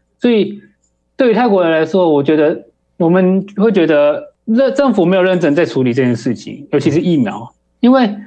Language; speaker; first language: Chinese; early bilingual, heritage; Chinese